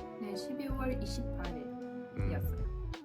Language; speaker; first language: Korean; non-native, fluent; Russian